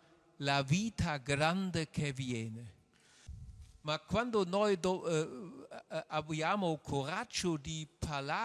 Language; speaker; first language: Italian; non-native, learner; German